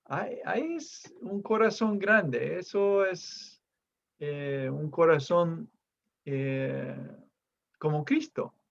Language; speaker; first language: Spanish; non-native, fluent; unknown